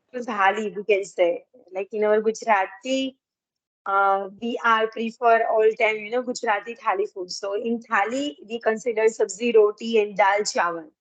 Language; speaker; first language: English; non-native, learner; Gujarati